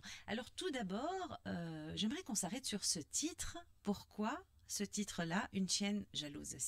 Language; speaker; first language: French; non-native, local second language; Arabic